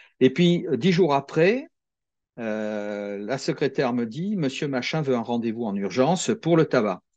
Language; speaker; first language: French; native; French